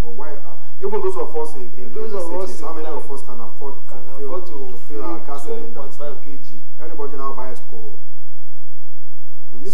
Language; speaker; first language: English; non-native, local second language; Yoruba